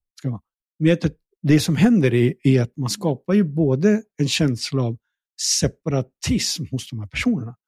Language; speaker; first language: Swedish; early bilingual, other home language; Punjabi